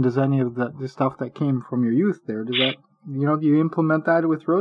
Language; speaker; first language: English; native; English